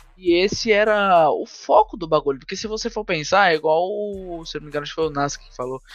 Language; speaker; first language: Portuguese; native; Portuguese